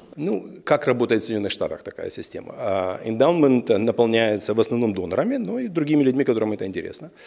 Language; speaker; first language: Russian; native; Russian